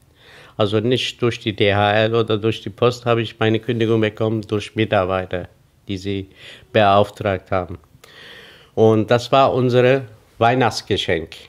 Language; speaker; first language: German; non-native, fluent; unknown